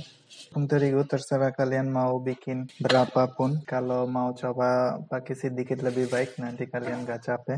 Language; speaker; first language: Indonesian; non-native, fluent; Bangla